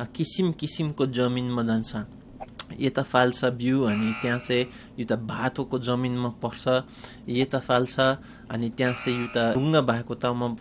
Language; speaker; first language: Nepali; non-native, fluent; English